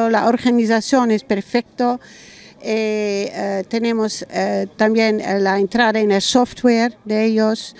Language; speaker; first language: Spanish; non-native, learner; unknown